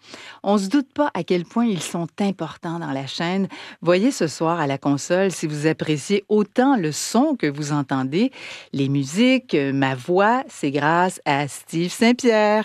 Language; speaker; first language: French; native; French